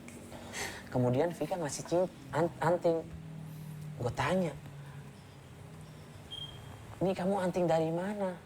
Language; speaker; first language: Indonesian; native; Indonesian